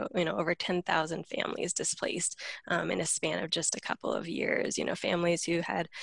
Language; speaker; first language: English; native; English